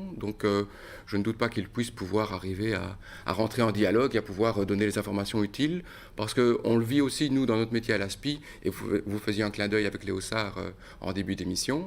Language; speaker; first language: French; native; French